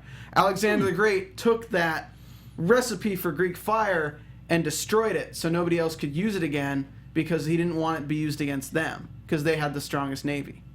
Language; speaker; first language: English; native; English